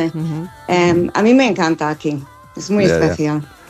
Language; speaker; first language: Spanish; non-native, fluent; English